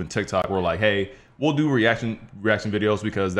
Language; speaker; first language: English; native; English